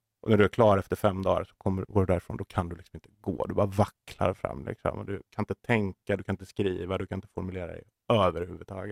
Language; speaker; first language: Swedish; native; Swedish